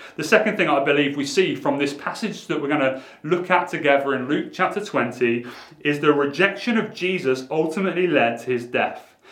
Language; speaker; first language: English; native; English